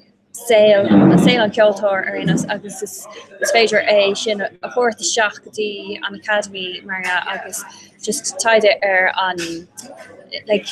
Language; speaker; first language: Irish; non-native, local second language; English